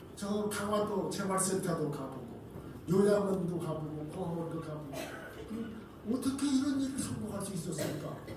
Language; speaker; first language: Korean; native; Korean